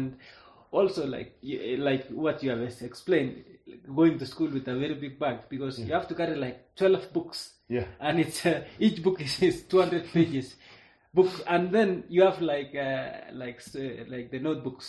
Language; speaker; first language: English; non-native, local second language; Kalenjin